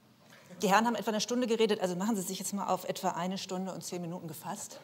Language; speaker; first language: German; native; German